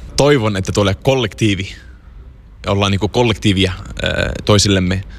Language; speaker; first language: Finnish; non-native, fluent; Arabic